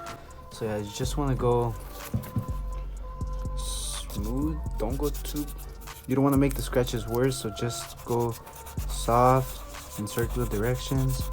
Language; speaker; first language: English; native; English